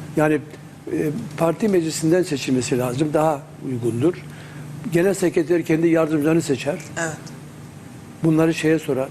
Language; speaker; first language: Turkish; native; Turkish